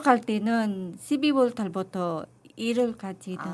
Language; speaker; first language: Korean; non-native, learner; Filipino